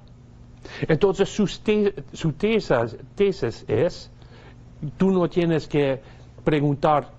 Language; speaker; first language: Spanish; non-native, fluent; Dutch